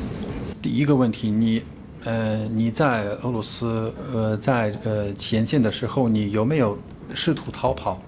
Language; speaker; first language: Chinese; non-native, fluent; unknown